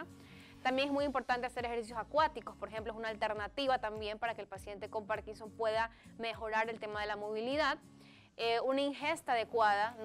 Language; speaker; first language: Spanish; native; Spanish